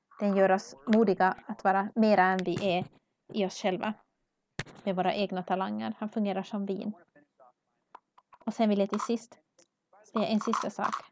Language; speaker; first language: Swedish; non-native, learner; English